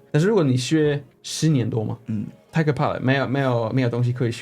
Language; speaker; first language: Chinese; non-native, fluent; Swedish